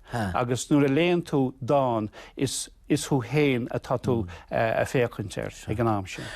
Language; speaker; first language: Irish; non-native, local second language; English